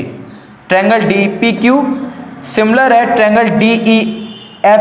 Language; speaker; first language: Hindi; native; Hindi